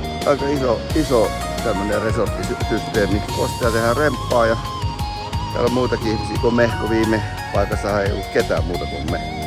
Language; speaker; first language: Finnish; native; Finnish